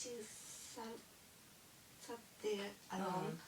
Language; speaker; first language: English; non-native, learner; Japanese